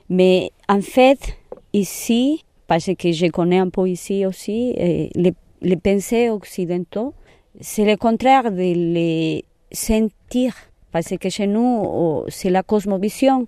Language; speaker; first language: French; non-native, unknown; Spanish